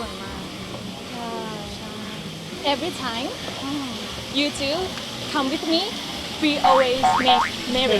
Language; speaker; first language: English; non-native, learner; Thai